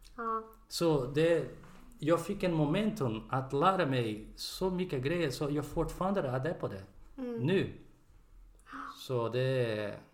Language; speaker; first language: Swedish; non-native, learner; Portuguese